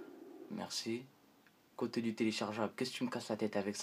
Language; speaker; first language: French; native; French